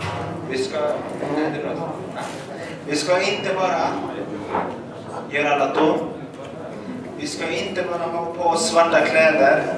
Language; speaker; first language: Swedish; early bilingual, other home language; Arabic